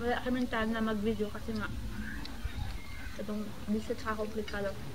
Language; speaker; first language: French; non-native, learner; Filipino